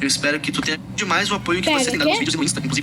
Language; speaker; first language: Portuguese; native; Portuguese